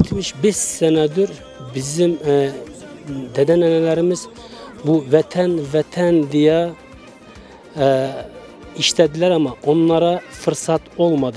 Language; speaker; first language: Turkish; early bilingual, heritage; Turkish